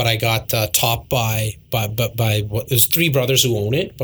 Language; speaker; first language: English; native; English